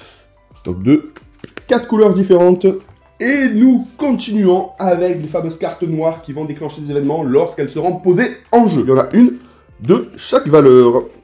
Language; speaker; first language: French; native; French